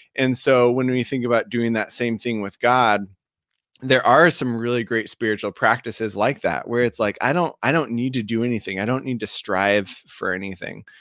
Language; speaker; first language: English; native; English